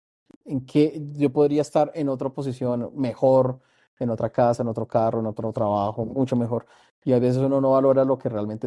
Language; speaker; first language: Spanish; native; Spanish